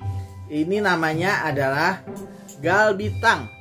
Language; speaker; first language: Indonesian; native; Indonesian